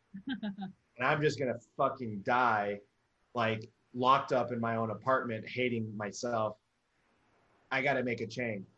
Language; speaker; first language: English; native; English